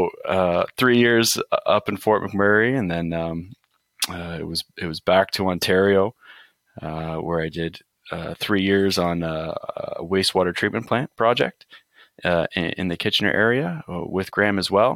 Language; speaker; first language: English; native; English